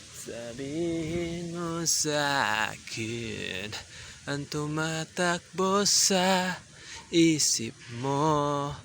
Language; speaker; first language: Filipino; native; Filipino